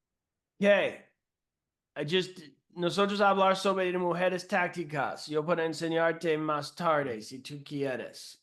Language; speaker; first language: Spanish; non-native, learner; English